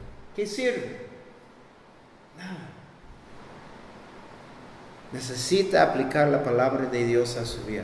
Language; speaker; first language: Spanish; non-native, fluent; English